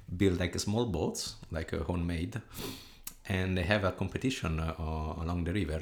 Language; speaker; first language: English; non-native, fluent; Italian